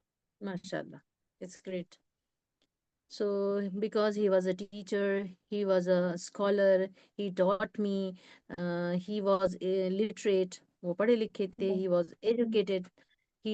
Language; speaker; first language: English; non-native, local second language; Hindi